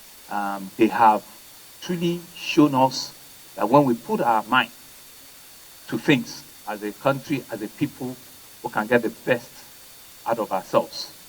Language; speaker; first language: English; non-native, local second language; Yoruba